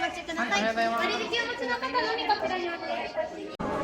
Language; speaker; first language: Japanese; native; Japanese